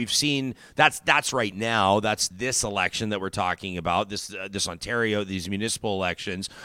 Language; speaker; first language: English; native; English